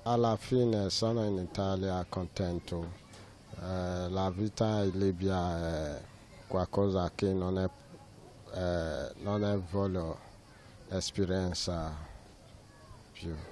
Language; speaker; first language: Italian; non-native, learner; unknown